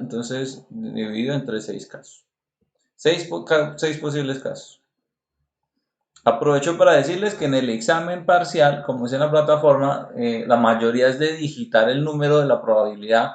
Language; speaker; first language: Spanish; native; Spanish